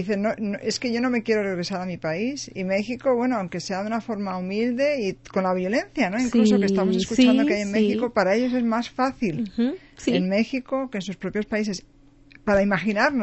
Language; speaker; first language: Spanish; native; Spanish